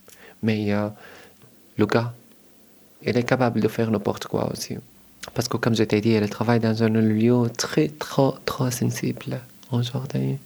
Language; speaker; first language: French; non-native, learner; Arabic